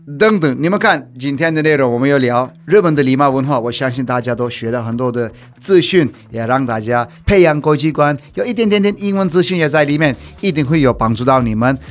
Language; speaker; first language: Chinese; non-native, fluent; Turkish